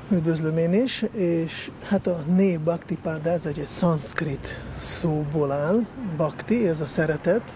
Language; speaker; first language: Hungarian; non-native, local second language; Russian